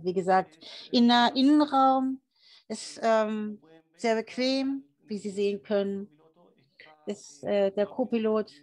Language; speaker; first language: German; early bilingual, heritage; German